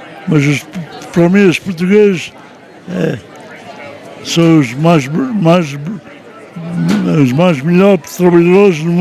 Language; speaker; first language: Portuguese; early bilingual, heritage; Portuguese